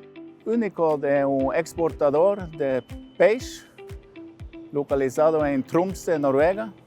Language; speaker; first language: Portuguese; non-native, fluent; Norwegian